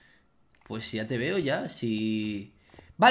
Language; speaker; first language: Spanish; native; Spanish